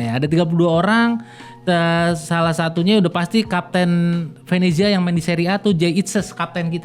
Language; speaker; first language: Indonesian; native; Indonesian